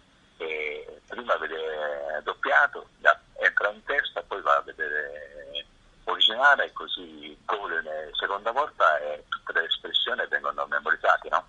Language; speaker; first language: Italian; non-native, fluent; Japanese